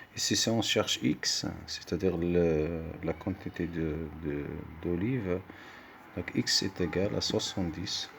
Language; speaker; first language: French; non-native, local second language; Arabic